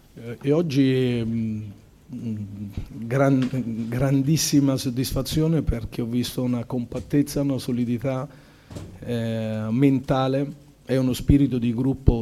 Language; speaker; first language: Italian; native; Italian